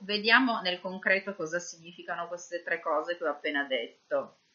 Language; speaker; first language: Italian; native; Italian